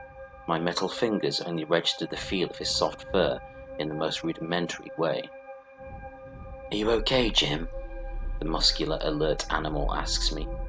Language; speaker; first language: English; native; English